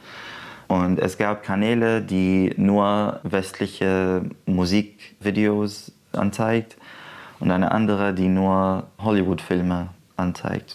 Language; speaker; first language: German; non-native, fluent; Arabic